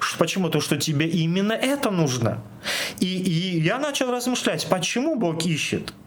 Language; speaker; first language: Russian; non-native, local second language; Armenian